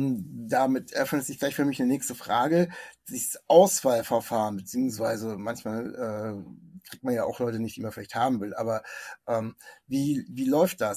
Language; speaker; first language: German; native; German